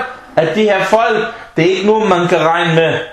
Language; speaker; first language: Danish; non-native, fluent; Arabic